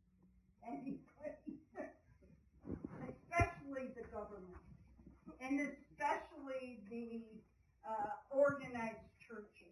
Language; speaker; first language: English; native; English